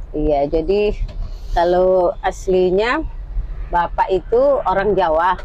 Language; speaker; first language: Indonesian; native; Indonesian